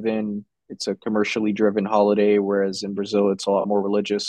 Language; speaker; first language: English; non-native, fluent; Portuguese